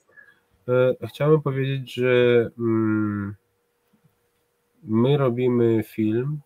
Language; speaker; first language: Polish; non-native, fluent; Hebrew